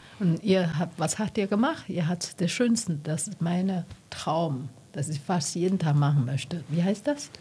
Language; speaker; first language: German; non-native, learner; Chinese